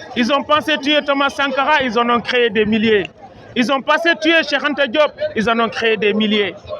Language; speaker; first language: French; non-native, local second language; Wolof